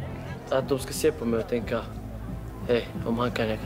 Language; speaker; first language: Swedish; non-native, local second language; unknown